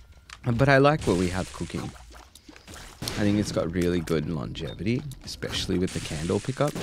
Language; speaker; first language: English; native; English